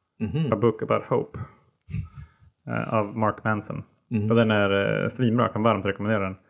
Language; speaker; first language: Swedish; native; Swedish